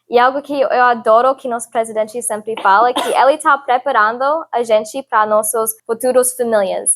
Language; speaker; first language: Portuguese; non-native, learner; English